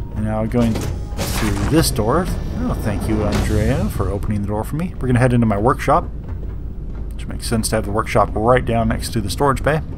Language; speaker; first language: English; native; English